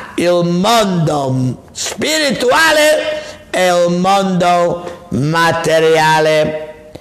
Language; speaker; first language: Italian; non-native, fluent; English